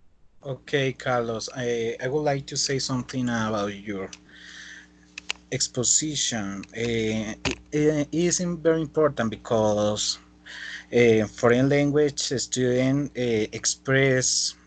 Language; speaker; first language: English; non-native, fluent; Spanish